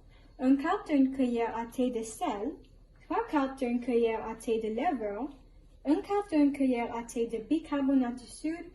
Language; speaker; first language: French; non-native, learner; English